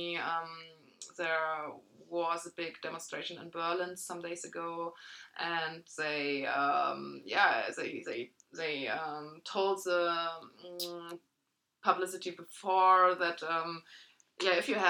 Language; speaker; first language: English; non-native, fluent; German